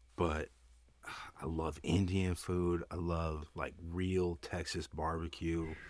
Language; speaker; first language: English; early bilingual, other home language; Yoruba